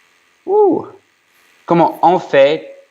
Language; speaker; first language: French; non-native, learner; Ukrainian